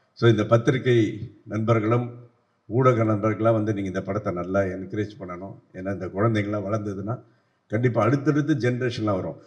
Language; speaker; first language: Tamil; native; Tamil